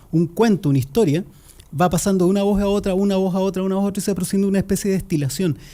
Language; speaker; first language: Spanish; native; Spanish